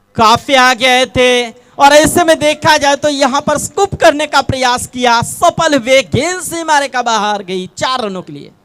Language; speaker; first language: Hindi; non-native, local second language; Marathi